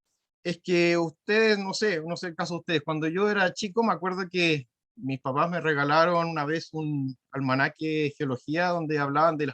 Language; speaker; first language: Spanish; native; Spanish